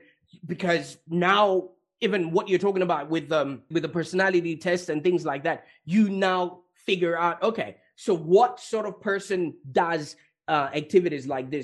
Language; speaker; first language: English; non-native, local second language; Shona